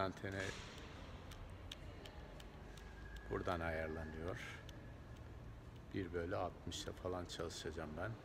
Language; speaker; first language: Turkish; native; Turkish